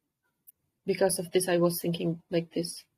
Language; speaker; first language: English; non-native, fluent; Kyrgyz